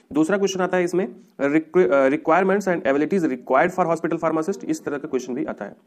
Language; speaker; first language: Hindi; native; Hindi